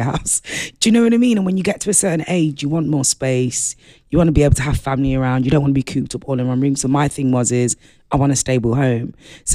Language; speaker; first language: English; native; English